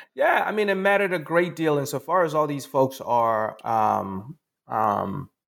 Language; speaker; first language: English; non-native, local second language; Akan